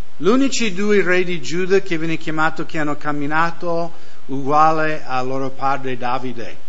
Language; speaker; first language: Italian; non-native, fluent; English